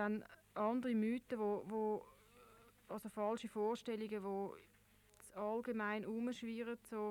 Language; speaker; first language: German; native; German